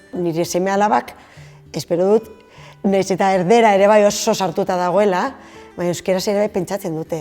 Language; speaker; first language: Basque; non-native, local second language; Spanish